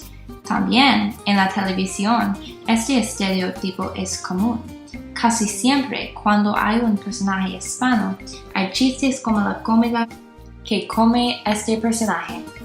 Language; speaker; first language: Spanish; non-native, learner; English